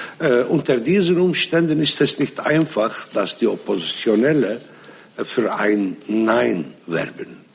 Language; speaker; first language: German; non-native, fluent; Arabic